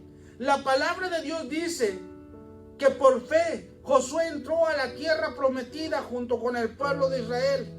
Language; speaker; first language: Spanish; native; Spanish